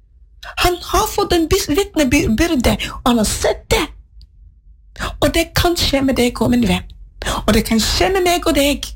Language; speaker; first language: Norwegian; non-native, fluent; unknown